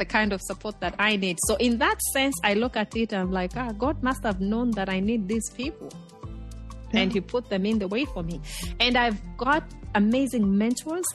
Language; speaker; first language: English; non-native, local second language; Nyanja